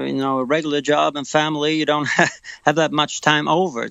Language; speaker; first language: English; non-native, fluent; Swedish